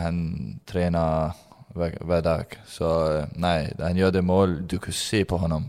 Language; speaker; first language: Swedish; non-native, learner; Danish